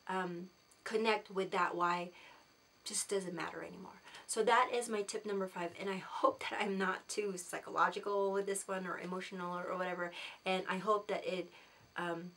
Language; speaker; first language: English; non-native, local second language; Filipino